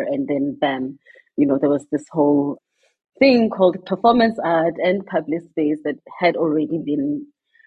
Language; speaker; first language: English; non-native, local second language; Tswana